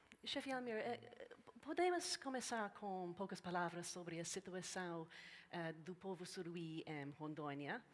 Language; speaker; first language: Portuguese; non-native, learner; English